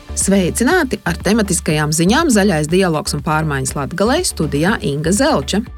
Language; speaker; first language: Latvian; native; Latvian